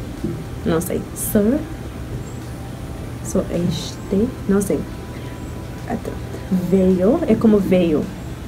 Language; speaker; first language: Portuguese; non-native, learner; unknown